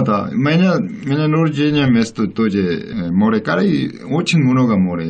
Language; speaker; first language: Russian; non-native, learner; Korean